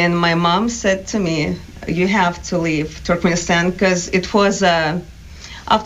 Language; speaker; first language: English; non-native, fluent; Ukrainian